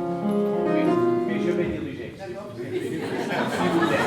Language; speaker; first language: French; non-native, learner; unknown